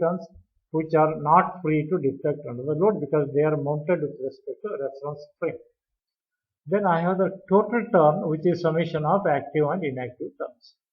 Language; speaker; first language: English; non-native, local second language; Kannada